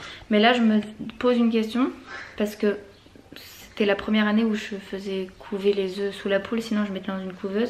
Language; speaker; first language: French; native; French